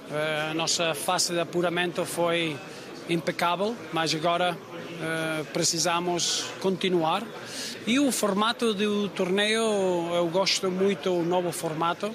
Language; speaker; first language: Portuguese; non-native, fluent; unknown